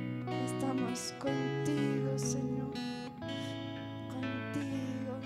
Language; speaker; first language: Spanish; native; Spanish